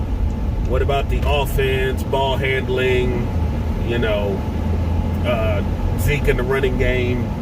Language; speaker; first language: English; native; English